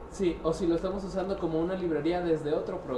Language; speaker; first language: Spanish; native; Spanish